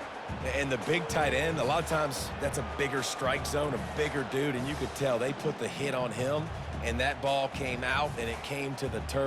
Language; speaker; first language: English; native; English